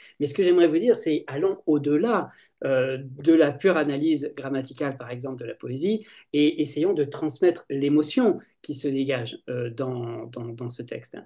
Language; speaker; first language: French; native; French